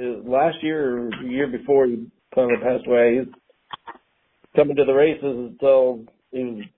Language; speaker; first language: English; native; English